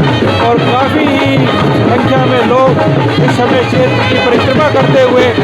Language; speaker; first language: Hindi; native; Hindi